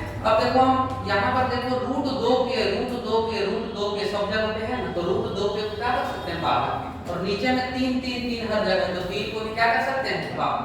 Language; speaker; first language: Hindi; native; Hindi